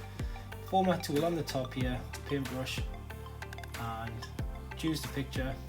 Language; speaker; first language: English; native; English